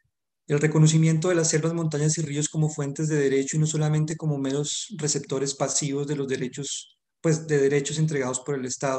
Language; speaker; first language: Spanish; native; Spanish